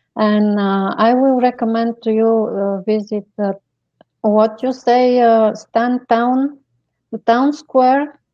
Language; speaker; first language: English; non-native, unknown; Bulgarian